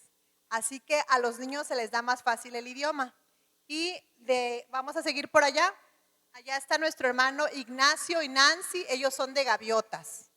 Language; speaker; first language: Spanish; native; Spanish